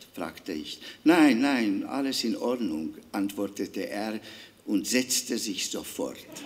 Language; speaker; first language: German; non-native, fluent; Hungarian